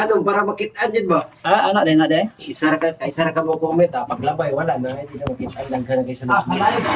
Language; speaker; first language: Filipino; non-native, local second language; Cebuano